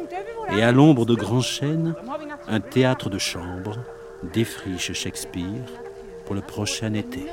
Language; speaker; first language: French; native; French